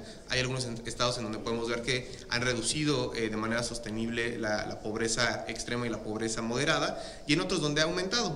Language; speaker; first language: Spanish; native; Spanish